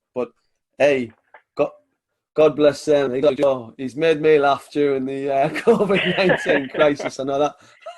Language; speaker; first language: English; native; English